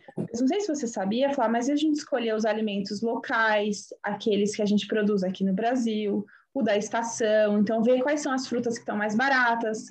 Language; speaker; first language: Portuguese; native; Portuguese